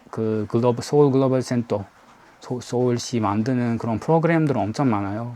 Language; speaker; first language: Korean; non-native, learner; Uzbek